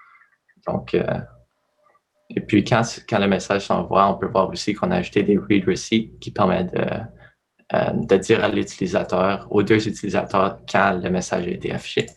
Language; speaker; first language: French; native; French